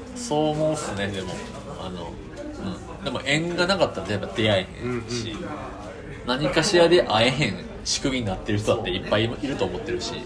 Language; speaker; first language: Japanese; native; Japanese